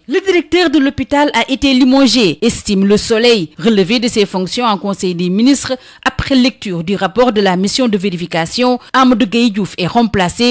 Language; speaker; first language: French; non-native, local second language; Wolof